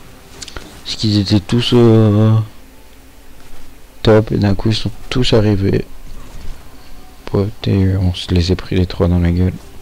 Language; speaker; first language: French; native; French